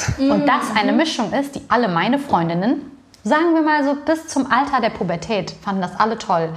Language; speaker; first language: German; early bilingual, other home language; Bulgarian